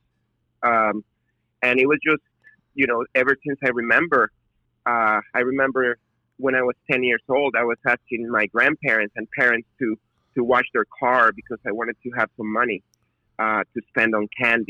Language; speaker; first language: English; non-native, fluent; Spanish